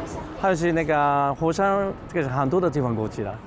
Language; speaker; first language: Chinese; non-native, learner; Japanese